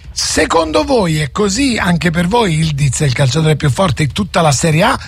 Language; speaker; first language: Italian; native; Italian